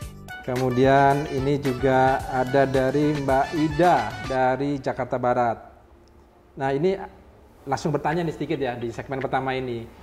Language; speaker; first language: Indonesian; native; Indonesian